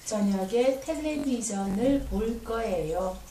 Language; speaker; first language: Korean; non-native, learner; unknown